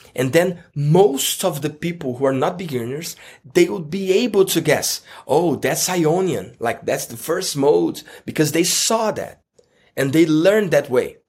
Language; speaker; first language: English; non-native, fluent; Portuguese